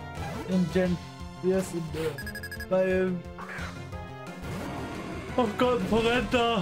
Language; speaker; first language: German; native; German